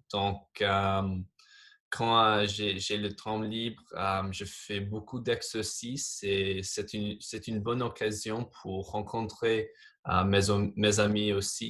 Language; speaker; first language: French; non-native, fluent; English